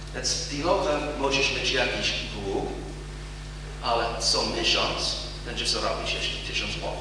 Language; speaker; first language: Polish; non-native, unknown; English